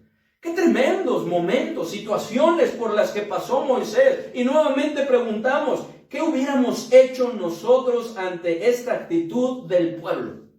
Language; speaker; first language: Spanish; native; Spanish